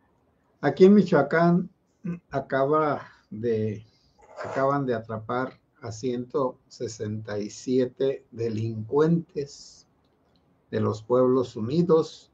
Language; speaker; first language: Spanish; native; Spanish